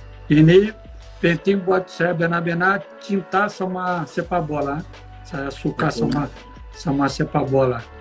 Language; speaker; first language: Indonesian; non-native, fluent; Portuguese